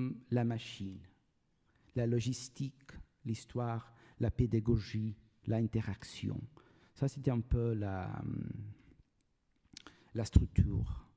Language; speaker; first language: French; non-native, learner; Portuguese